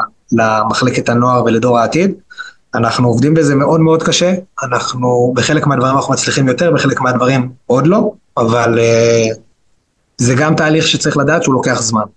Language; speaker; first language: Hebrew; native; Hebrew